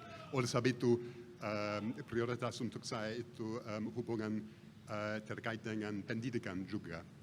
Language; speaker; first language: Indonesian; non-native, fluent; English